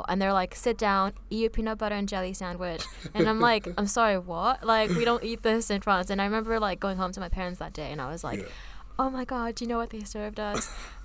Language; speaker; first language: English; early bilingual, other home language; Vietnamese